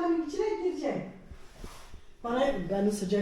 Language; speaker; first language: Turkish; native; Turkish